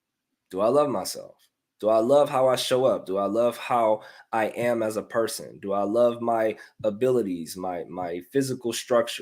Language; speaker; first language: English; native; English